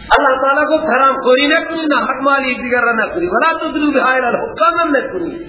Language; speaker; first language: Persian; non-native, local second language; Baluchi